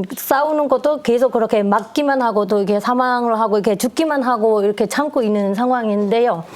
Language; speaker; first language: Korean; non-native, fluent; Burmese